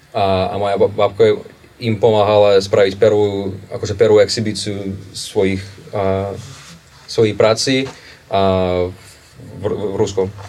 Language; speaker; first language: Slovak; non-native, fluent; Russian